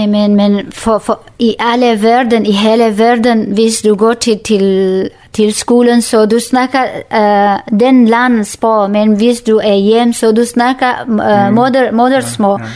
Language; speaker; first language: Danish; non-native, learner; Kurdish